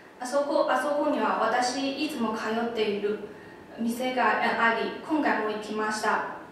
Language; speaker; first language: Japanese; non-native, fluent; Chinese